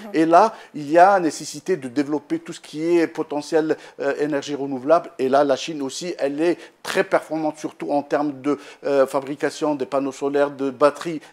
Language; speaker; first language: French; non-native, local second language; Arabic